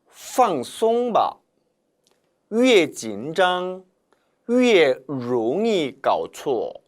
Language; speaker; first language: Chinese; non-native, fluent; Korean